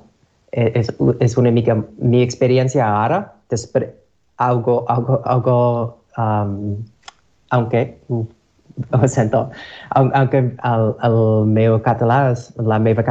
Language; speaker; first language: Catalan; non-native, learner; English